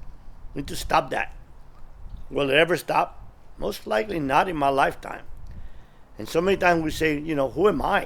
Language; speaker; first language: English; early bilingual, other home language; Spanish